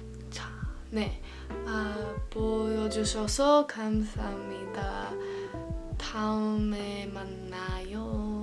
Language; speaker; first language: Korean; non-native, learner; English